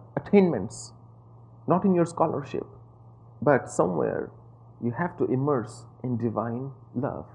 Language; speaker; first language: English; non-native, local second language; Hindi